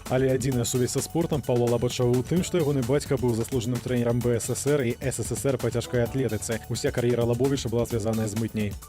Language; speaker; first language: Belarusian; native; Belarusian